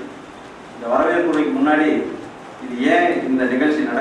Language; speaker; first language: Tamil; native; Tamil